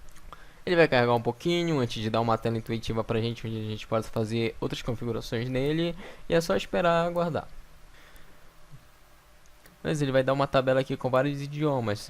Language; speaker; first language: Portuguese; native; Portuguese